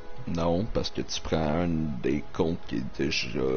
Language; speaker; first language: French; native; French